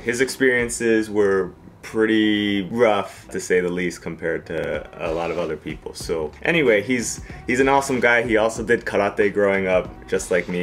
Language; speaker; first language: English; native; English